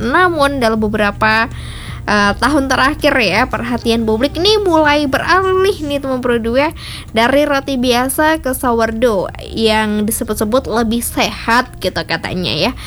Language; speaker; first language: Indonesian; native; Indonesian